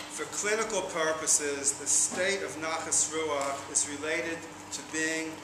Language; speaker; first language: English; native; English